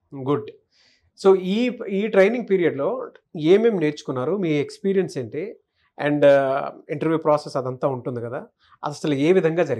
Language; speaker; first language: Telugu; native; Telugu